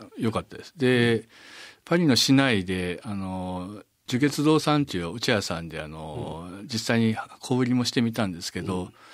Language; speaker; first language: Japanese; native; Japanese